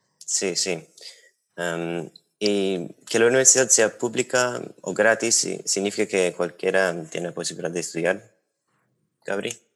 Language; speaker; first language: Spanish; non-native, fluent; English